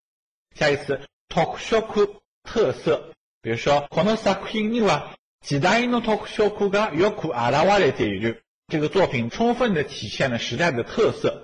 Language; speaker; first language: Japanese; non-native, fluent; Chinese